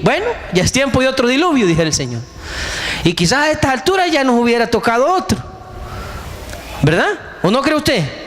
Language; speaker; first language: Spanish; native; Spanish